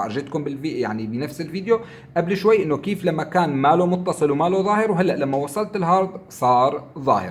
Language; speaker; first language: Arabic; native; Arabic